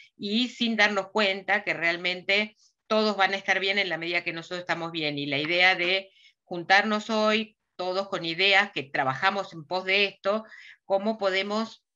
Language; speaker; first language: Spanish; native; Spanish